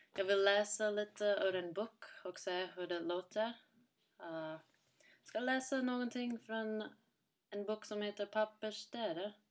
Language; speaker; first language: Swedish; non-native, learner; English